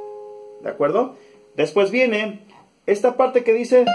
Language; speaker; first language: Spanish; native; Spanish